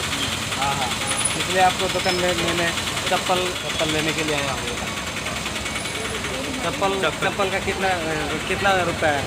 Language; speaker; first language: Hindi; non-native, local second language; Assamese